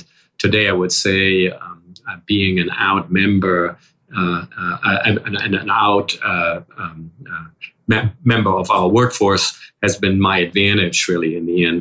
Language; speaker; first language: English; non-native, fluent; German